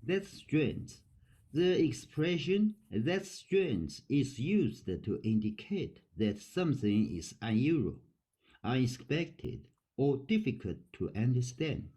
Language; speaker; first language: English; non-native, learner; Chinese